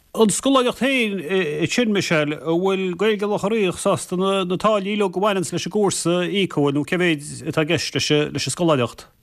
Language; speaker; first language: Irish; native; Irish